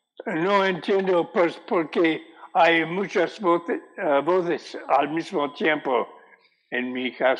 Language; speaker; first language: Spanish; non-native, learner; English